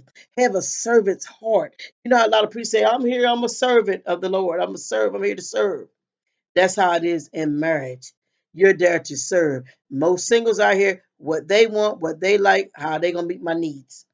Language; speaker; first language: English; native; English